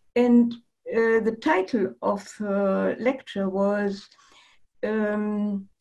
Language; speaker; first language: English; non-native, fluent; German